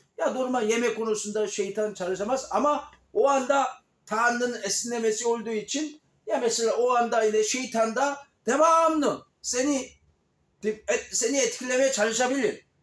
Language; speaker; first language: Turkish; non-native, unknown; Korean